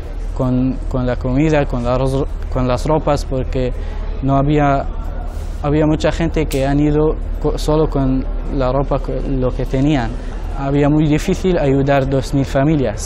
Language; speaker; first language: Spanish; non-native, learner; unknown